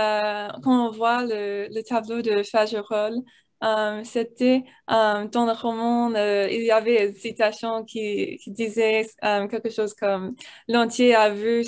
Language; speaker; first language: French; non-native, learner; English